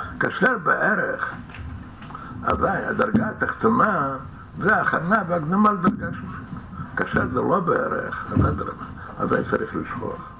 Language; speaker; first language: Hebrew; non-native, fluent; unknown